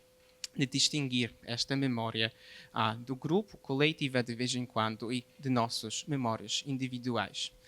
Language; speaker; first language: Portuguese; non-native, fluent; Polish